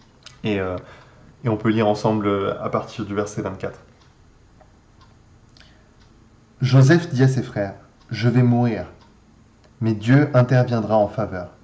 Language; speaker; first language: French; native; French